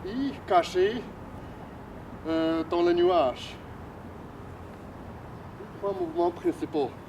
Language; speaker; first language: French; non-native, fluent; Chinese